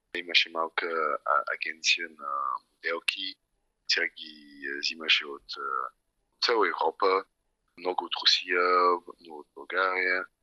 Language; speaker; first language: Bulgarian; early bilingual, heritage; Bulgarian